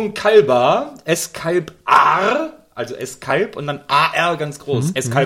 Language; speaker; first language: German; native; German